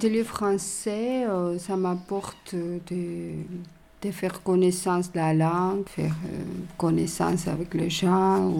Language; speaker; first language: French; non-native, learner; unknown